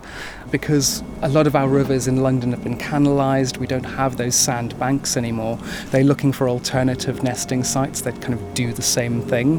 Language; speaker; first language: English; native; English